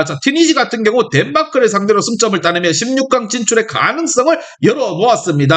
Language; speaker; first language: Korean; native; Korean